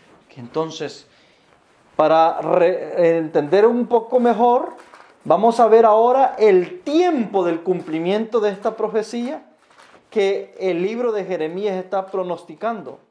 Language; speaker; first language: Spanish; native; Spanish